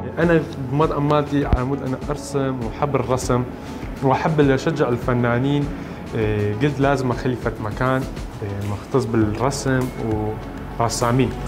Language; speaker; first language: Arabic; non-native, local second language; Kurdish